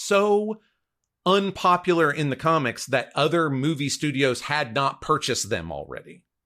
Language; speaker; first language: English; native; English